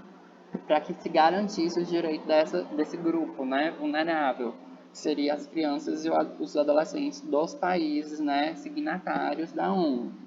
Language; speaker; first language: Portuguese; native; Portuguese